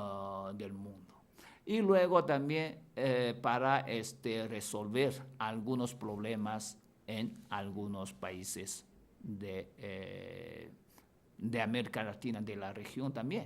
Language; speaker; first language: Spanish; non-native, fluent; Chinese